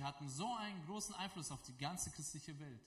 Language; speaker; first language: German; non-native, fluent; Russian